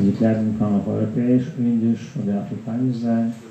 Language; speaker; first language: German; non-native, fluent; Russian